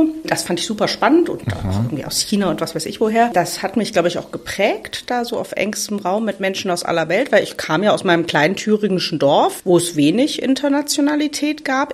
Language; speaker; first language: German; native; German